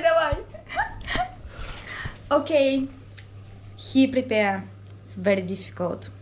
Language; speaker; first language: English; non-native, learner; Russian